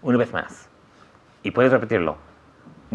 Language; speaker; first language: Spanish; non-native, fluent; English